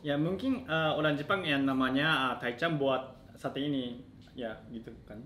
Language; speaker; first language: Indonesian; non-native, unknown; Japanese